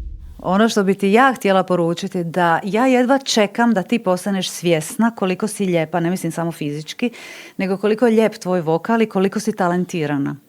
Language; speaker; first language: Bosnian; native; Bosnian